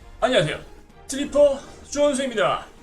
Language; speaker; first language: Korean; native; Korean